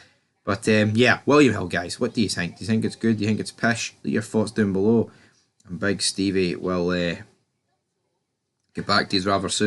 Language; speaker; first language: English; native; English